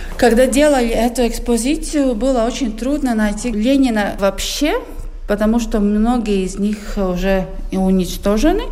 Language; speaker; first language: Russian; non-native, local second language; Latvian